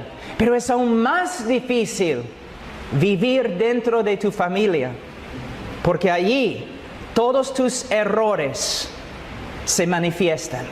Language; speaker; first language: Spanish; non-native, fluent; English